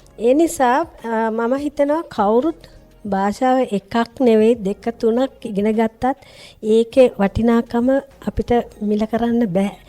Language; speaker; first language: Sinhala; non-native, local second language; Tamil